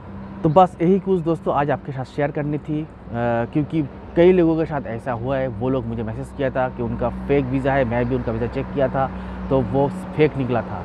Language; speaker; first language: Hindi; non-native, local second language; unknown